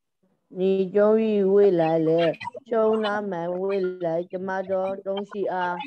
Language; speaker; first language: Chinese; non-native, learner; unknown